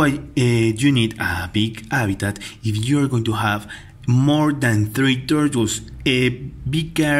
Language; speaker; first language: English; non-native, fluent; Spanish